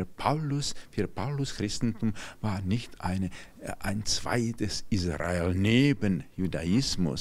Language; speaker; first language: German; non-native, fluent; Czech